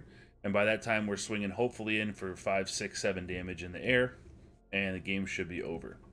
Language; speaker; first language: English; native; English